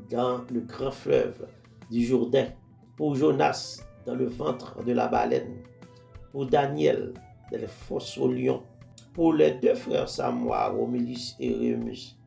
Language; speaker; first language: French; non-native, local second language; Haitian Creole